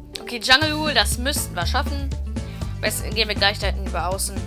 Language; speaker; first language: German; native; German